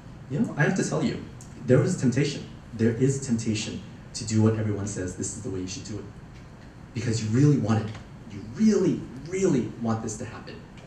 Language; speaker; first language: English; early bilingual, other home language; Cantonese